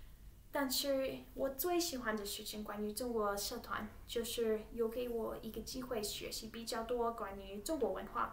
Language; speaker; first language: Chinese; non-native, learner; English